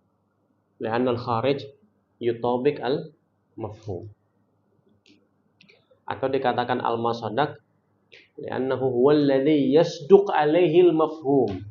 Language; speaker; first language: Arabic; non-native, fluent; Indonesian